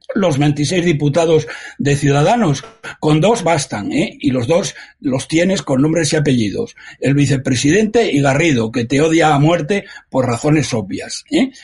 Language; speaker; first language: Spanish; native; Spanish